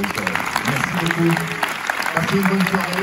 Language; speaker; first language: French; native; French